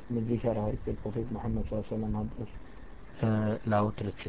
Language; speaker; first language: German; non-native, fluent; Arabic